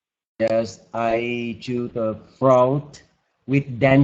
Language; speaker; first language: English; non-native, learner; Vietnamese